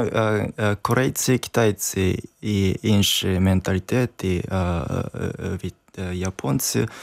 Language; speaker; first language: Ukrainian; non-native, learner; Japanese